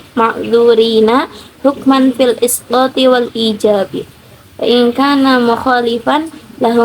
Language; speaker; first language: Arabic; non-native, learner; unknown